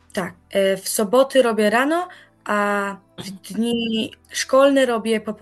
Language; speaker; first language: Polish; early bilingual, heritage; Polish